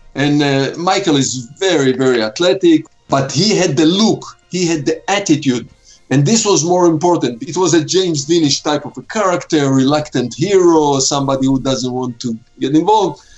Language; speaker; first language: English; non-native, fluent; Hebrew